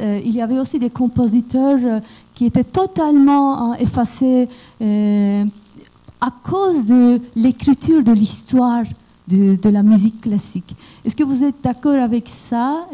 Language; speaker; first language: French; non-native, fluent; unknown